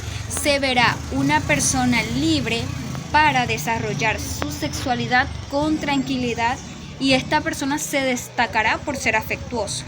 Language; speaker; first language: Spanish; native; Spanish